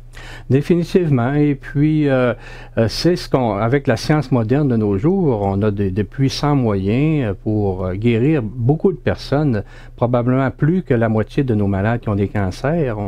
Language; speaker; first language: French; native; French